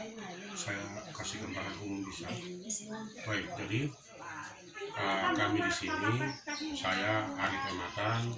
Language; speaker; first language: Indonesian; non-native, local second language; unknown